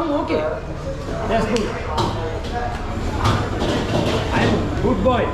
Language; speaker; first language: English; non-native, learner; Sinhala